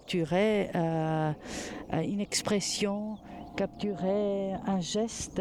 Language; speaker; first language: French; non-native, fluent; Greek